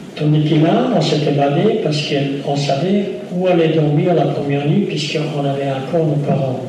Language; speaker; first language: French; non-native, fluent; Yiddish